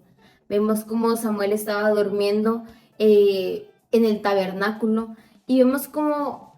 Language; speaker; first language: Spanish; native; Spanish